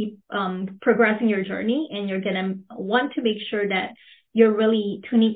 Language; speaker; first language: English; non-native, local second language; Filipino